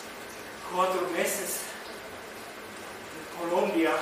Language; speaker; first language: Spanish; non-native, learner; Japanese